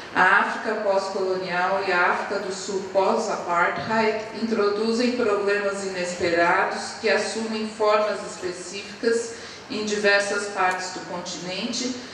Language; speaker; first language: Portuguese; native; Portuguese